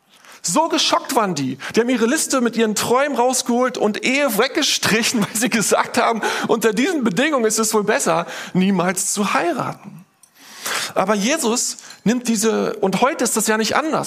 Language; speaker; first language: German; native; German